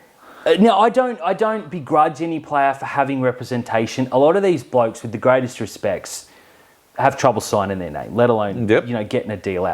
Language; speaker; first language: English; native; English